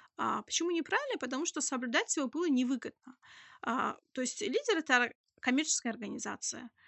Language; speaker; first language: Russian; native; Russian